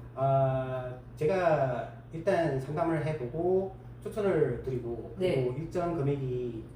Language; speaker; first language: Korean; early bilingual, heritage; Korean